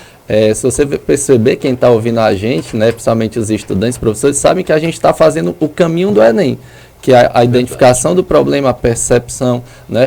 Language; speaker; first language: Portuguese; native; Portuguese